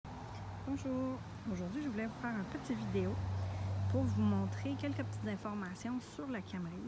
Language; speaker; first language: French; native; French